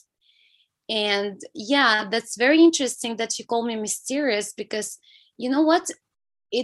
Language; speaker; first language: English; non-native, fluent; Russian